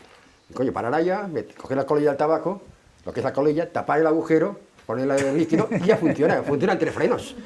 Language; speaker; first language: Spanish; native; Spanish